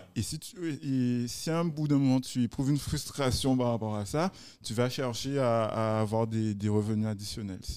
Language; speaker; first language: French; native; French